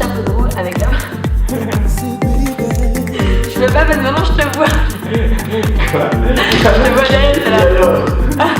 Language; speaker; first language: French; native; French